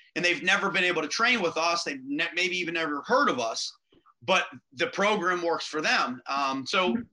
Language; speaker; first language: English; native; English